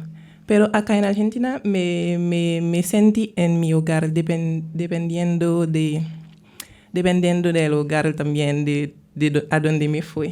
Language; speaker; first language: Spanish; non-native, fluent; Haitian Creole